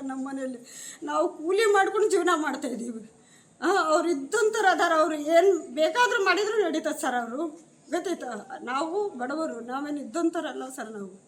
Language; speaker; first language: Kannada; non-native, local second language; Lambadi